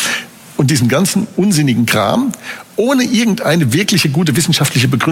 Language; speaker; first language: German; native; German